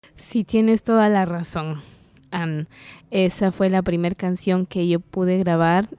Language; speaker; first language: Spanish; non-native, local second language; Kaqchikel